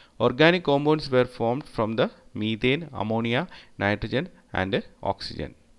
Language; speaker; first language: English; non-native, local second language; Malayalam